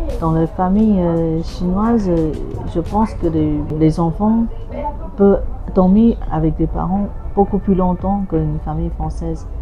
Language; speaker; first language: French; non-native, fluent; Chinese